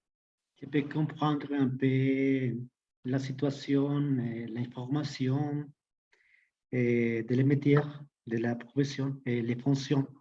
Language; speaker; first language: French; non-native, learner; Spanish